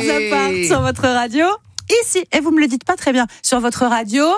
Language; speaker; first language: French; native; French